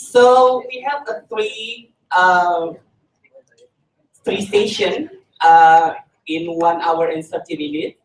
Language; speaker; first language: English; non-native, learner; Indonesian